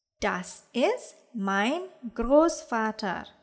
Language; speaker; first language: German; non-native, fluent; Indonesian